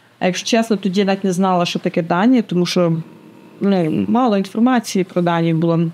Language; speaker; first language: Ukrainian; native; Ukrainian